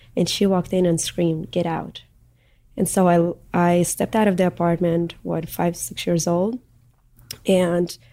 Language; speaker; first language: English; early bilingual, other home language; Russian